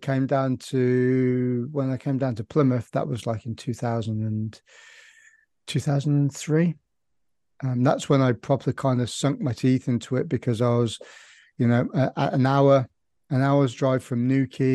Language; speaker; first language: English; native; English